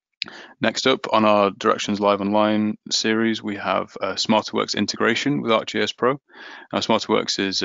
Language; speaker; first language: English; native; English